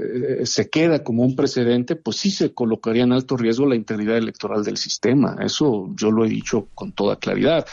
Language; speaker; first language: Spanish; native; Spanish